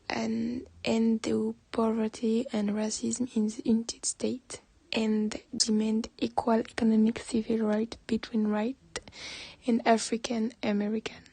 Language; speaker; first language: English; non-native, learner; French